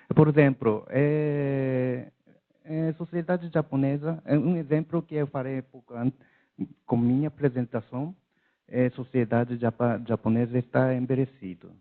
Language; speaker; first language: Portuguese; non-native, learner; Japanese